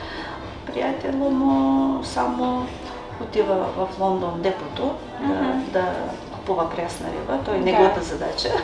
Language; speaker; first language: Bulgarian; non-native, local second language; Turkish